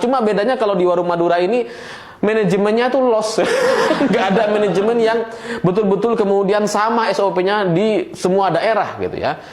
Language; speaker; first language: Indonesian; non-native, local second language; Madurese